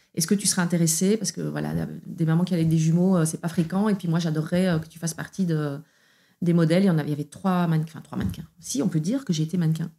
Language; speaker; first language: French; native; French